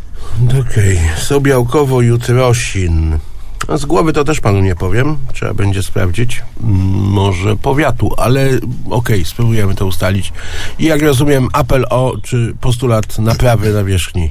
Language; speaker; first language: Polish; native; Polish